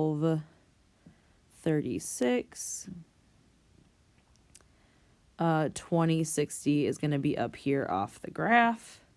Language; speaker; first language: English; native; English